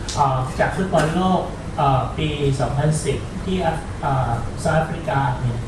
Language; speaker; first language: Thai; native; Thai